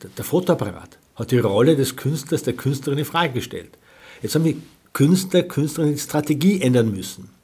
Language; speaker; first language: German; native; German